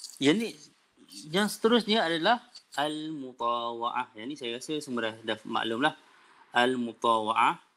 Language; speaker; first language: Malay; native; Malay